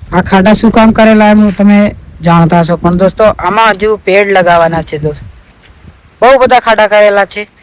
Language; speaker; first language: Gujarati; non-native, local second language; Bhili